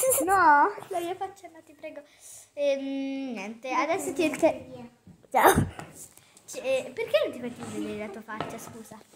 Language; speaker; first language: Italian; native; Italian